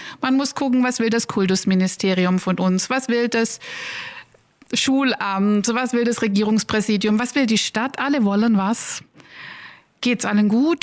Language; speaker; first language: German; native; German